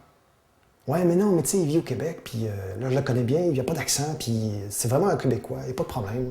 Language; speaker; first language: French; native; French